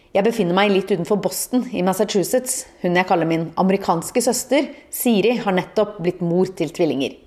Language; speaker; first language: Norwegian; native; Norwegian